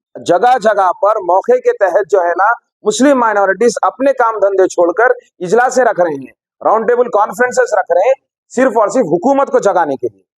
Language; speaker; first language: Hindi; non-native, local second language; Urdu